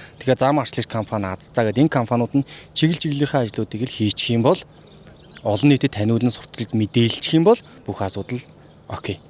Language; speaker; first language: Mongolian; native; Mongolian